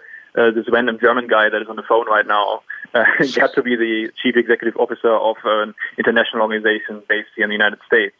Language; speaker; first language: English; non-native, fluent; German